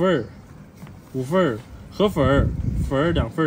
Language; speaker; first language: Chinese; native; Chinese